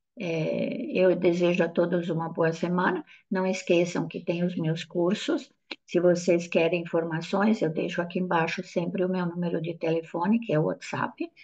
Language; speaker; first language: Portuguese; non-native, fluent; Italian